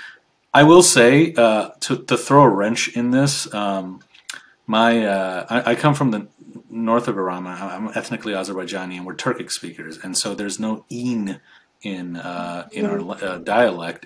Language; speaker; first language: English; native; English